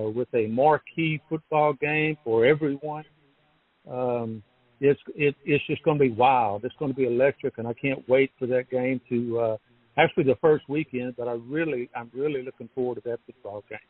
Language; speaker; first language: English; native; English